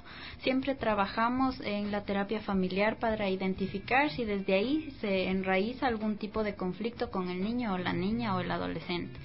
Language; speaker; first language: Spanish; native; Spanish